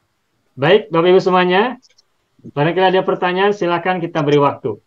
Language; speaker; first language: Indonesian; native; Indonesian